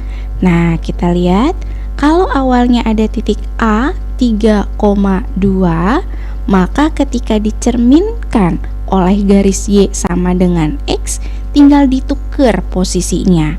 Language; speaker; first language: Indonesian; native; Indonesian